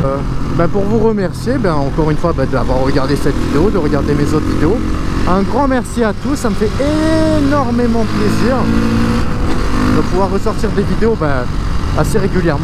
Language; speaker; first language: French; native; French